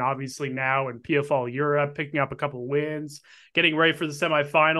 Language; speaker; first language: English; native; English